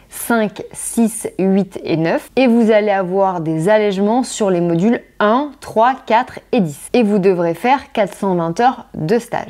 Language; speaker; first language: French; native; French